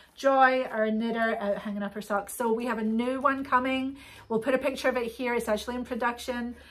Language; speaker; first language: English; native; English